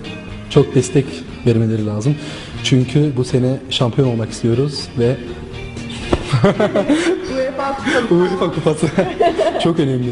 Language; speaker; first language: Turkish; non-native, local second language; German